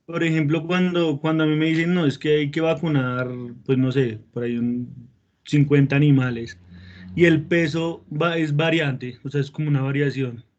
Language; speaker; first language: Spanish; native; Spanish